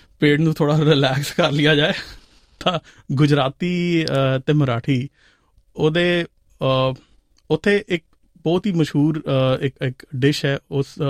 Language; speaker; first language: Punjabi; non-native, local second language; Hindi